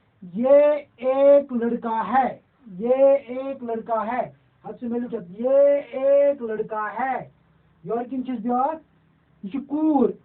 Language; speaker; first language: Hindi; non-native, local second language; Kashmiri